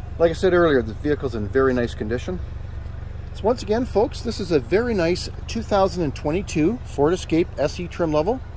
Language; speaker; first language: English; native; English